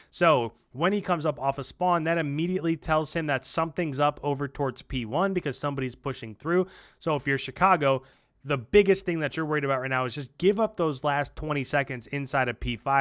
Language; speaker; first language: English; native; English